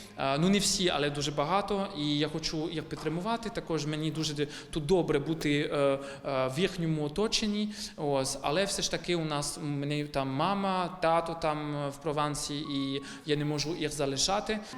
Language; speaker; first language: Ukrainian; non-native, fluent; French